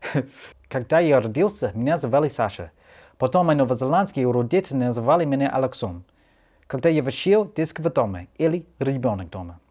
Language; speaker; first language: Russian; non-native, learner; English